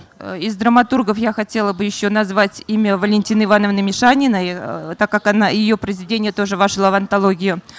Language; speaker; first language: Russian; non-native, local second language; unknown